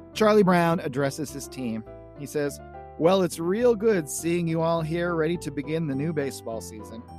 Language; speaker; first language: English; native; English